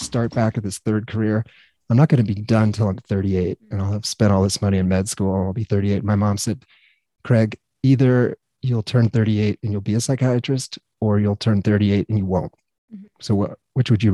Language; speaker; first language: English; native; English